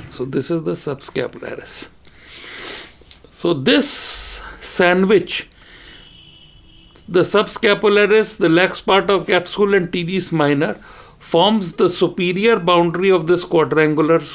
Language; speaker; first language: English; non-native, local second language; Hindi